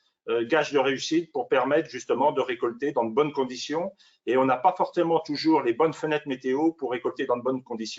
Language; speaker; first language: French; native; French